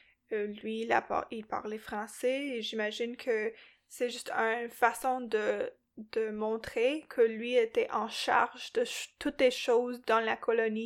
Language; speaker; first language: French; non-native, local second language; English